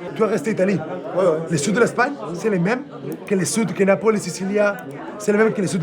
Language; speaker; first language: French; non-native, learner; Spanish